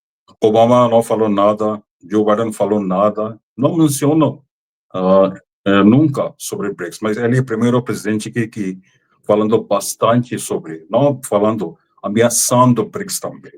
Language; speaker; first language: Portuguese; non-native, fluent; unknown